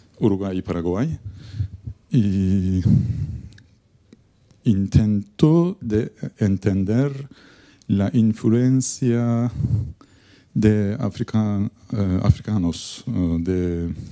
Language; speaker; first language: Spanish; non-native, learner; Turkish